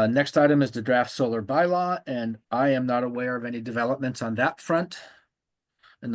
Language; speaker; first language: English; native; English